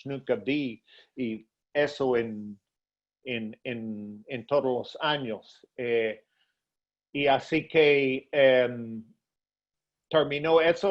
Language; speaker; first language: Spanish; non-native, fluent; English